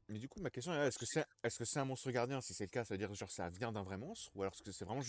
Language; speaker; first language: French; native; French